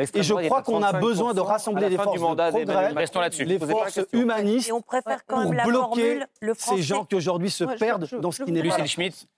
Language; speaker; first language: French; early bilingual, other home language; Portuguese